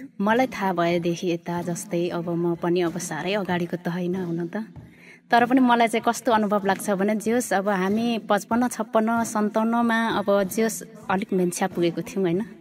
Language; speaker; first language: Nepali; non-native, local second language; Limbu